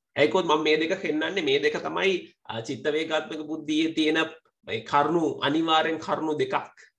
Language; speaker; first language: Sinhala; non-native, local second language; Tamil